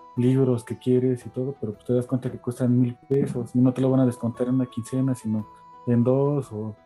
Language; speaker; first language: Spanish; native; Spanish